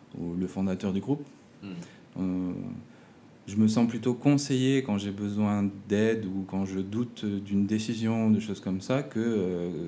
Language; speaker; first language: French; native; French